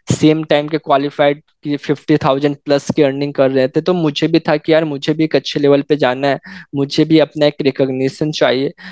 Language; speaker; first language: Hindi; native; Hindi